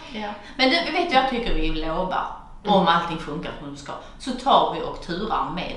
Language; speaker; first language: Swedish; native; Swedish